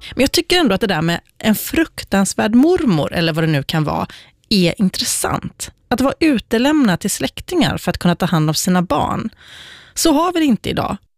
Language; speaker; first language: Swedish; native; Swedish